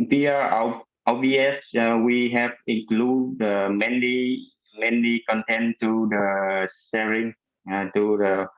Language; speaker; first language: English; non-native, fluent; Vietnamese